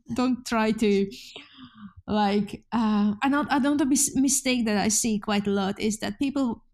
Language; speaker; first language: English; non-native, fluent; Hungarian